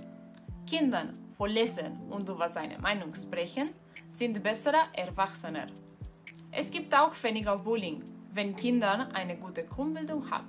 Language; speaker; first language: German; non-native, learner; Spanish